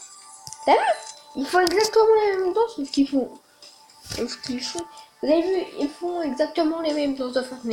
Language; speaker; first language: French; native; French